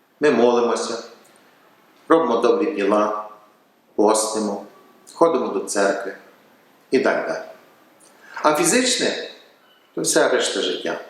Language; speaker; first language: Ukrainian; early bilingual, heritage; Ukrainian